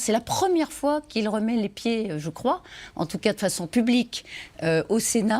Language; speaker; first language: French; native; French